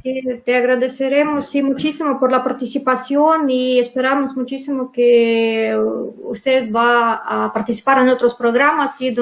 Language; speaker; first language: Spanish; non-native, learner; Russian